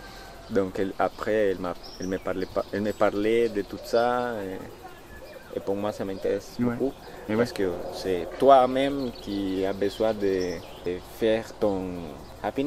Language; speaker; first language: French; non-native, learner; Spanish